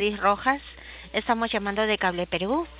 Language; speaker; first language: Spanish; native; Spanish